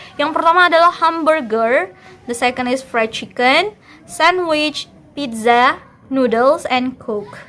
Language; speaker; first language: English; non-native, fluent; Indonesian